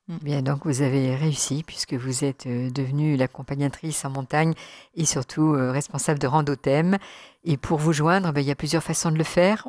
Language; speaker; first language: French; native; French